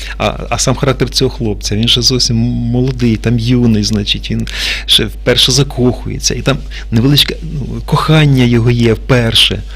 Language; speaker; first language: Ukrainian; native; Ukrainian